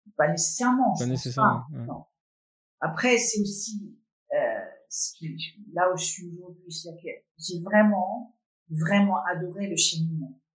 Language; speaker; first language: French; non-native, fluent; Danish